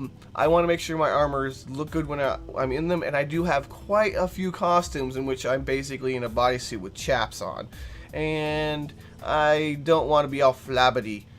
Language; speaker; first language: English; native; English